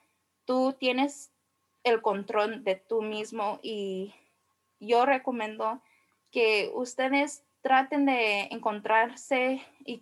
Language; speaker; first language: Spanish; early bilingual, heritage; Spanish